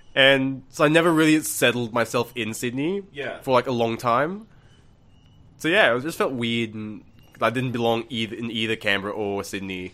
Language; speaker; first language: English; non-native, local second language; Malay